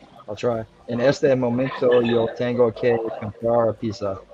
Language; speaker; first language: Spanish; non-native, learner; English